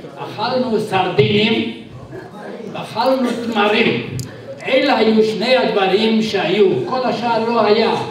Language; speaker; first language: Hebrew; non-native, fluent; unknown